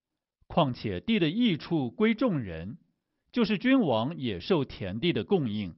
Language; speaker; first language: Chinese; native; Chinese